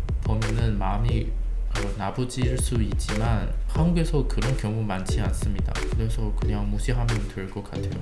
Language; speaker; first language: Korean; non-native, learner; Chinese